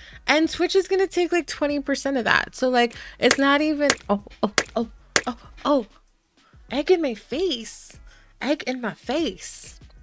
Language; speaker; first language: English; early bilingual, other home language; Spanish